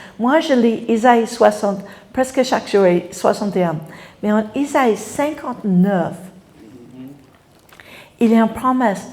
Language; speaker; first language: French; non-native, fluent; English